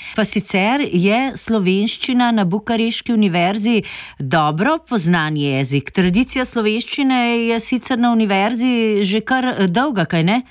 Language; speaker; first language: Slovenian; native; Slovenian